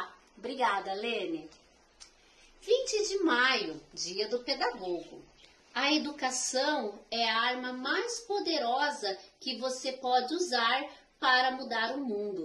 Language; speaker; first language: Portuguese; native; Portuguese